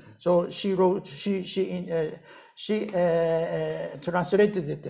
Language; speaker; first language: English; non-native, learner; Japanese